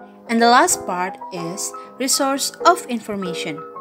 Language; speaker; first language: English; non-native, fluent; Indonesian